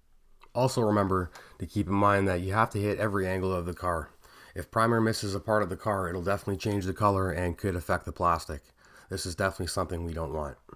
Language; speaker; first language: English; native; English